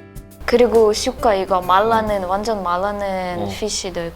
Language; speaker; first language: Korean; non-native, learner; Russian